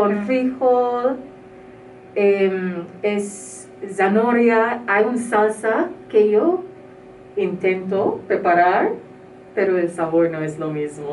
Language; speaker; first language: Spanish; non-native, learner; English